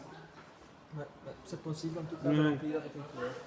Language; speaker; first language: French; non-native, fluent; Dutch